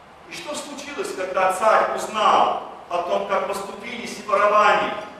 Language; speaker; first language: Russian; early bilingual, heritage; Russian